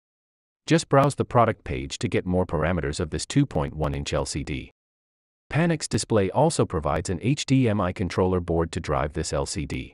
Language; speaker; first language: English; non-native, fluent; Chinese